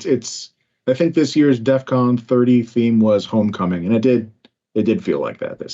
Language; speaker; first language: English; native; English